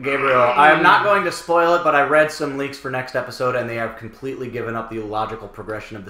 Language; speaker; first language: English; native; English